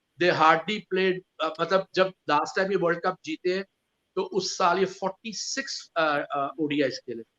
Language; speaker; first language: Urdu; non-native, local second language; Punjabi